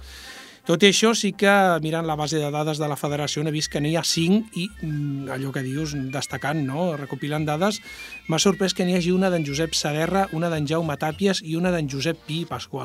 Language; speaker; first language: Catalan; native; Catalan